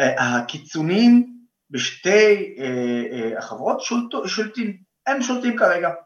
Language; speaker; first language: Hebrew; non-native, local second language; Arabic